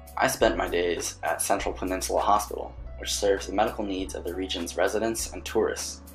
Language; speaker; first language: English; native; English